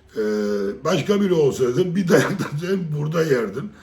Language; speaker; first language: Turkish; native; Turkish